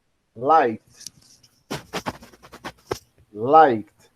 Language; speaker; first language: English; non-native, fluent; Spanish